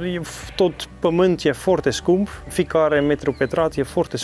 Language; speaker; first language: Romanian; non-native, learner; Dutch